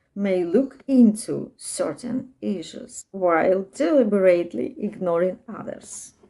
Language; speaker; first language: English; non-native, learner; Ukrainian